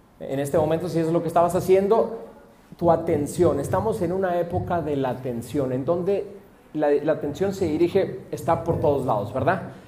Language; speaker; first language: Spanish; early bilingual, heritage; Spanish